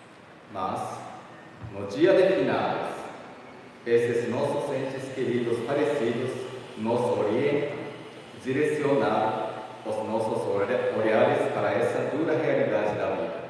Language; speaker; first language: Portuguese; non-native, fluent; Japanese